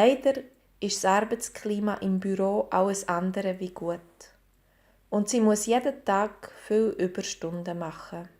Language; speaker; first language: German; native; German